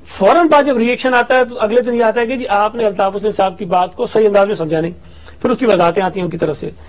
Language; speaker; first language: Urdu; native; Urdu